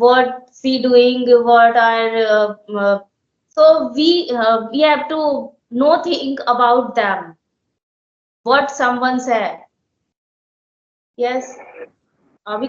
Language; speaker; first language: English; non-native, learner; Hindi